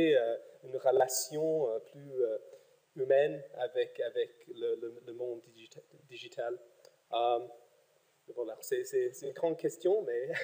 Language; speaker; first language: French; non-native, fluent; English